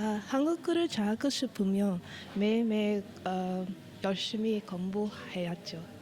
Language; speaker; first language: Korean; non-native, learner; English